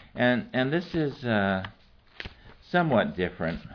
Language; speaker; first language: English; native; English